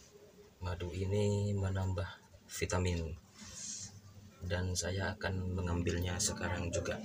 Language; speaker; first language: Indonesian; native; Indonesian